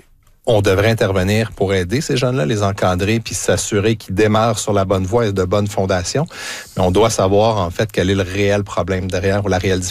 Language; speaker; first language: French; native; French